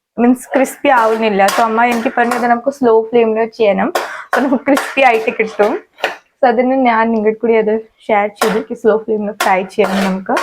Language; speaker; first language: Malayalam; non-native, learner; Kannada